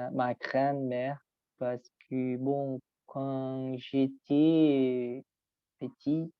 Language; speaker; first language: French; non-native, learner; Spanish